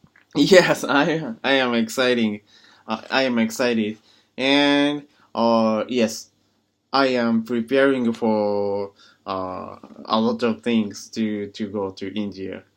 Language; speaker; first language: English; non-native, learner; Japanese